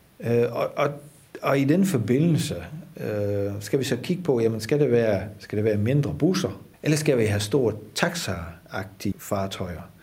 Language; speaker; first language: Danish; non-native, fluent; Dutch